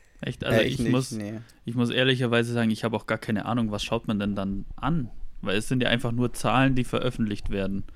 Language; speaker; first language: German; native; German